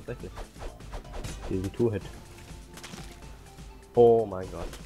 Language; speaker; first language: German; native; German